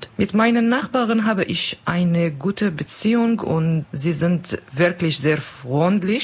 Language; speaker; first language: German; non-native, learner; Kurdish